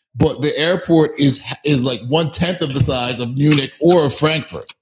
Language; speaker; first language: English; native; English